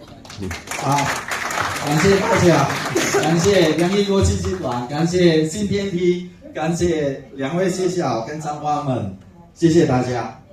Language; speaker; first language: Chinese; non-native, fluent; Indonesian